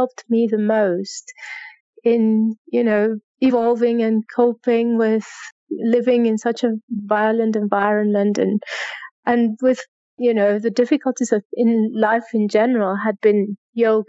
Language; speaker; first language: English; non-native, fluent; Spanish